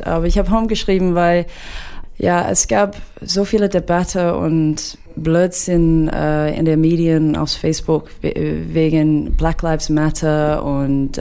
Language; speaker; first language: German; non-native, fluent; English